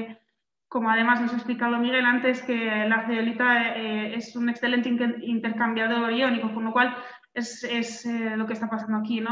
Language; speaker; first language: Spanish; native; Spanish